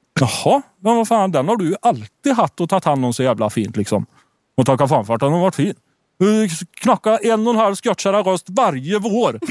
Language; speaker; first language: Swedish; native; Swedish